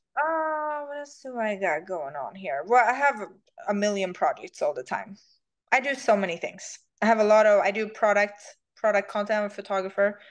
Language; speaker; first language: English; non-native, fluent; Swedish